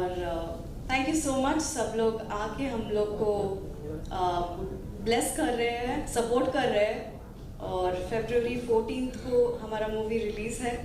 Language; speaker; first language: Hindi; non-native, local second language; Kannada